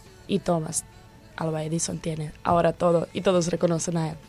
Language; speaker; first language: Spanish; non-native, learner; Croatian